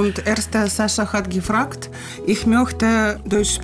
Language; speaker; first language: German; non-native, learner; Ukrainian